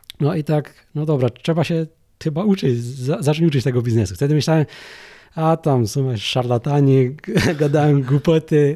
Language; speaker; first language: Polish; native; Polish